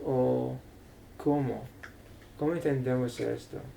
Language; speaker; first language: Spanish; non-native, learner; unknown